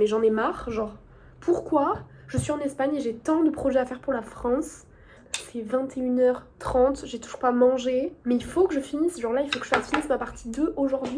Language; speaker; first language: French; native; French